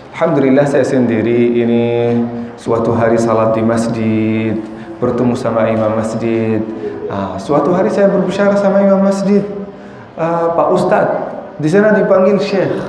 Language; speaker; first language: Indonesian; non-native, fluent; Arabic